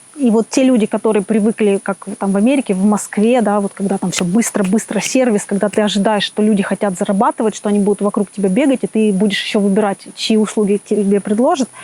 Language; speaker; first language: Russian; native; Russian